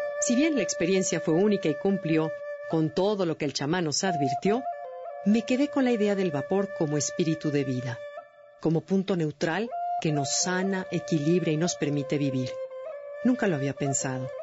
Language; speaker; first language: Spanish; native; Spanish